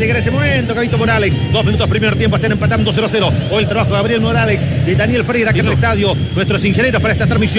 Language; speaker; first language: Spanish; native; Spanish